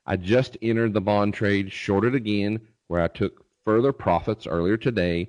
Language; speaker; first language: English; native; English